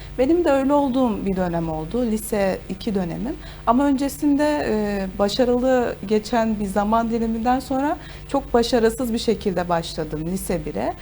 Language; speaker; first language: Turkish; native; Turkish